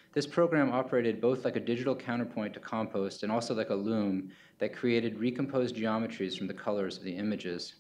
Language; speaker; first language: English; native; English